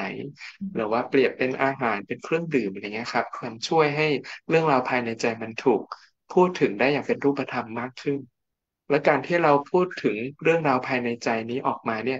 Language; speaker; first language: Thai; native; Thai